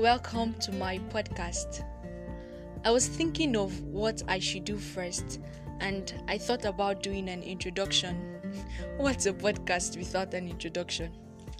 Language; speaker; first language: English; non-native, local second language; Igbo